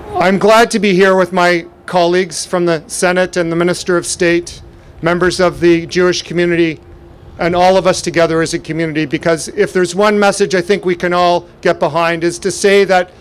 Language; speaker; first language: English; native; English